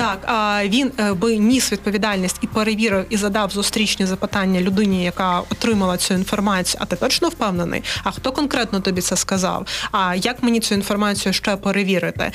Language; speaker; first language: Ukrainian; native; Ukrainian